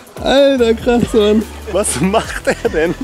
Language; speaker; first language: German; native; German